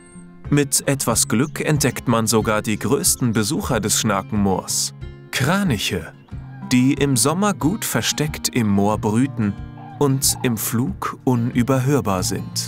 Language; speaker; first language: German; native; German